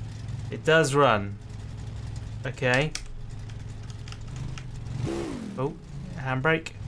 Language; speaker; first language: English; native; English